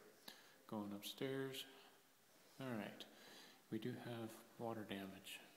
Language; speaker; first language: English; native; English